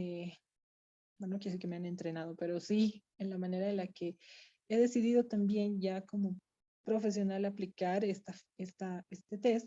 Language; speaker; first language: Spanish; native; Spanish